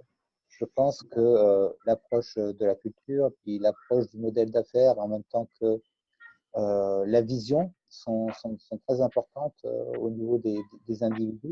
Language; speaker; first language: French; native; French